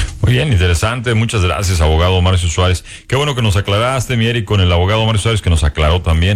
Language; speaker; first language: Spanish; native; Spanish